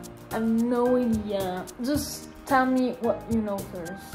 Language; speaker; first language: English; non-native, fluent; Italian